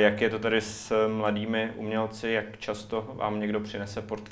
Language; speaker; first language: Czech; native; Czech